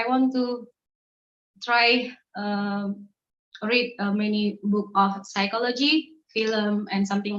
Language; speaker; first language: English; non-native, learner; Indonesian